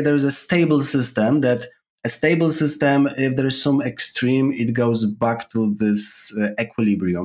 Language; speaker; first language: English; non-native, fluent; Polish